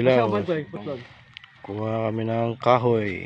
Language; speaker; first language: Filipino; non-native, local second language; Cebuano